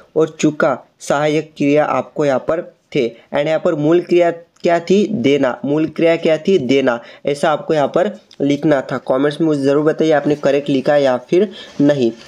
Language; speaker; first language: Hindi; non-native, local second language; Marathi